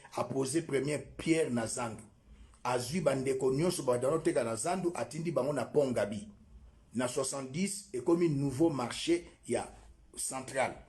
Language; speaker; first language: Lingala; non-native, local second language; Luba-Lulua